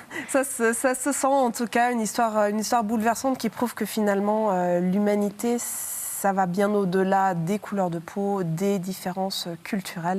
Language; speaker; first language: French; native; French